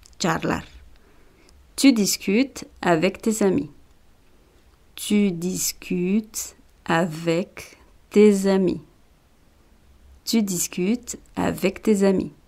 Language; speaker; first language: French; non-native, fluent; Spanish